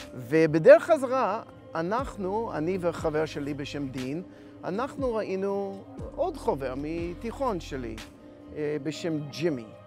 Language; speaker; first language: Hebrew; non-native, fluent; English